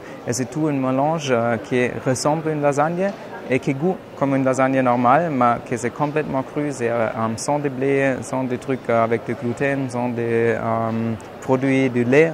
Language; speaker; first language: French; non-native, fluent; German